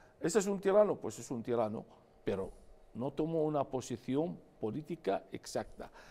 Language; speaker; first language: Spanish; non-native, fluent; Arabic